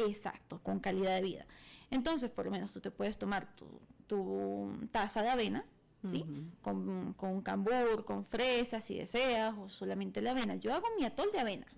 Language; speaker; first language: Spanish; native; Spanish